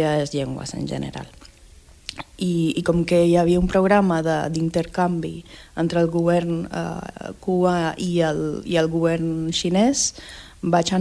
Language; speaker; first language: Catalan; non-native, fluent; Spanish